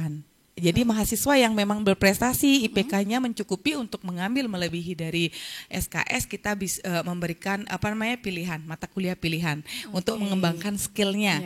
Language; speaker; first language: Indonesian; native; Indonesian